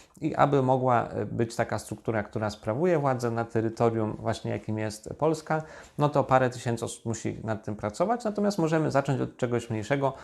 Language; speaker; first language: Polish; native; Polish